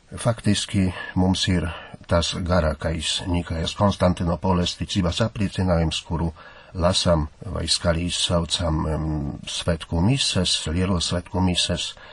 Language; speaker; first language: Latvian; non-native, fluent; Polish